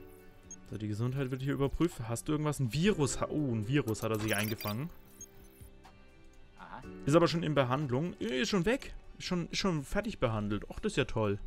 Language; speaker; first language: German; native; German